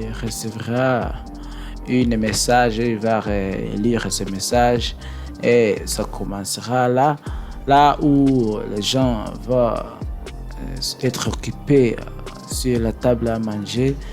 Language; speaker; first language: French; non-native, learner; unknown